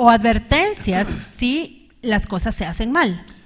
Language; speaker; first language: Spanish; native; Spanish